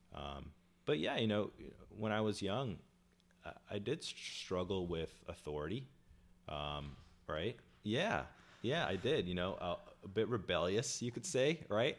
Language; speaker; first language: English; early bilingual, other home language; Hindi